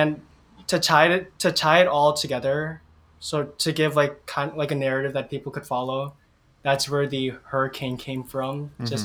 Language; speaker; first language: English; native; English